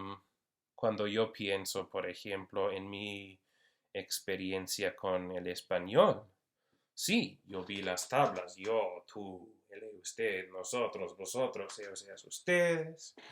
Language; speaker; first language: Spanish; non-native, fluent; English